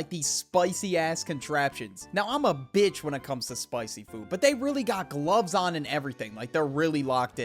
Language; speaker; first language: English; native; English